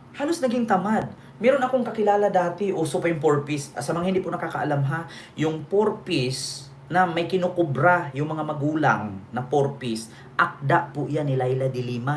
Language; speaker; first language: Filipino; non-native, local second language; Cebuano